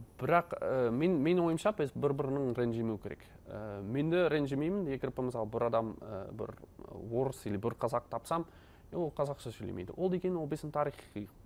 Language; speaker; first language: Kazakh; non-native, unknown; Dutch